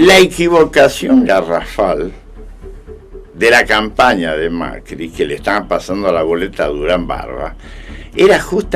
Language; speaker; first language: Spanish; native; Spanish